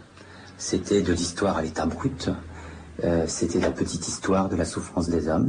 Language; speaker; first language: French; native; French